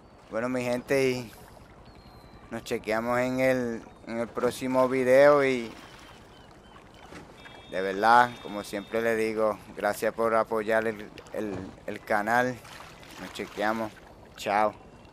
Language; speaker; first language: Spanish; early bilingual, heritage; Spanish